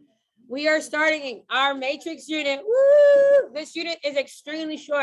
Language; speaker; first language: English; native; English